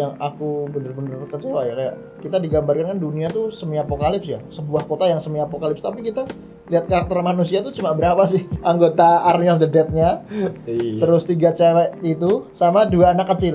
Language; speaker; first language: Indonesian; native; Indonesian